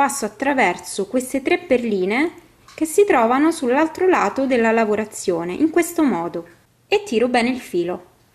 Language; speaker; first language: Italian; native; Italian